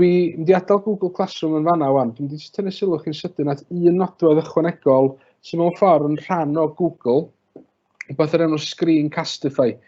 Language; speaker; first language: Welsh; native; Welsh